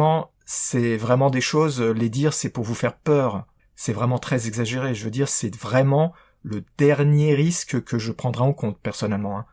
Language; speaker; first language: French; native; French